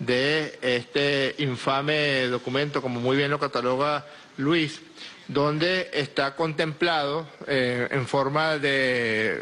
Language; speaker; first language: Spanish; native; Spanish